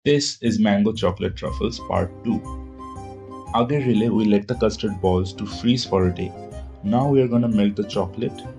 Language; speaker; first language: English; non-native, local second language; Bangla